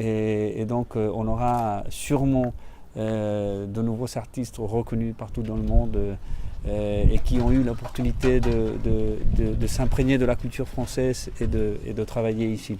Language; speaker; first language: French; non-native, fluent; Spanish